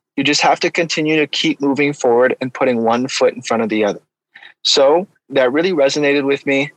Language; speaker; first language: English; native; English